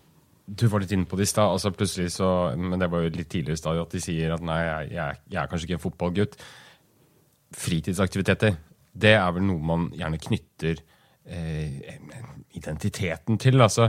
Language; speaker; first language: Norwegian; native; Norwegian